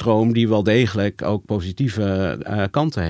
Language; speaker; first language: Dutch; native; Dutch